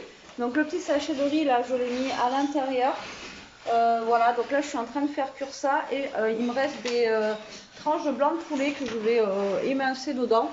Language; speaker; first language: French; native; French